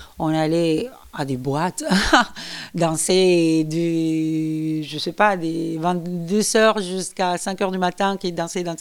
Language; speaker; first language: French; non-native, fluent; Spanish